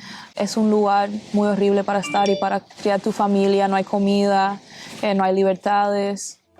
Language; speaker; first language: Spanish; early bilingual, other home language; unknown